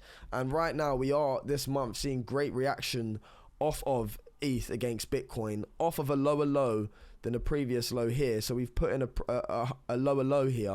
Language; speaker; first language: English; native; English